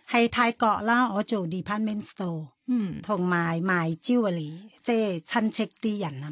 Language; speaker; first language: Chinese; non-native, fluent; Thai